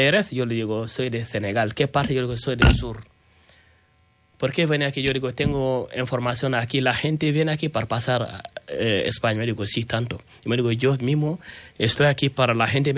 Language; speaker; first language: Spanish; non-native, learner; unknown